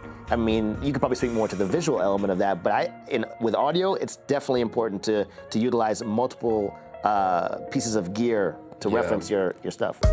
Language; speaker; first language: English; native; English